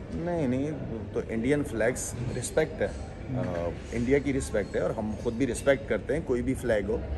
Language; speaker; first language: Urdu; non-native, local second language; Pashto